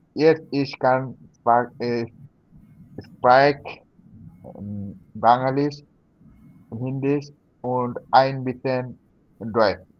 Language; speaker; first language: German; non-native, learner; Bangla